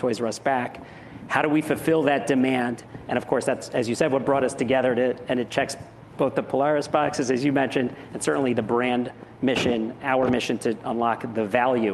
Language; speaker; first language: English; native; English